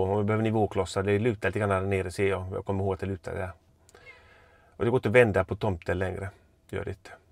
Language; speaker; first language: Swedish; native; Swedish